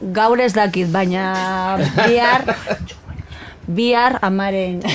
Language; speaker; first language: Basque; non-native, local second language; Spanish